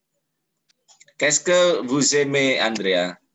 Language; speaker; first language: French; non-native, fluent; Indonesian